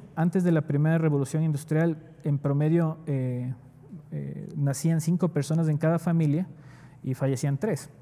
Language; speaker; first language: Spanish; native; Spanish